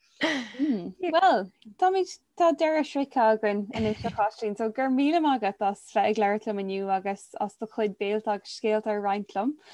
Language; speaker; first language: Irish; non-native, local second language; English